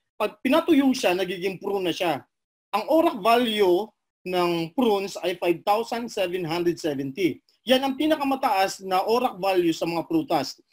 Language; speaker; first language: Filipino; non-native, local second language; Cebuano